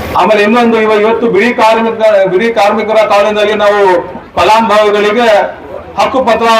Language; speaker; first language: Kannada; native; Kannada